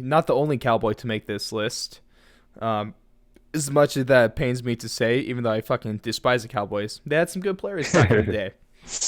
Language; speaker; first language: English; native; English